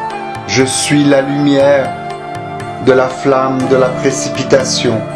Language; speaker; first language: French; native; French